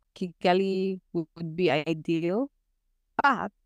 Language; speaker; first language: English; non-native, local second language; Ganda